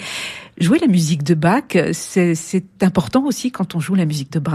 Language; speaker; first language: French; native; French